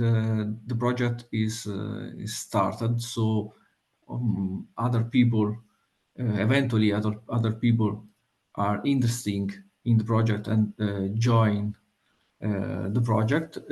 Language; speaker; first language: English; non-native, fluent; Italian